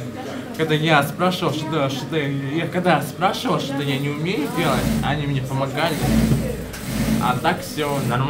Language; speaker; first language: Russian; non-native, local second language; Kyrgyz